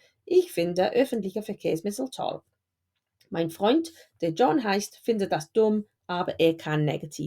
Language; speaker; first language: German; non-native, fluent; English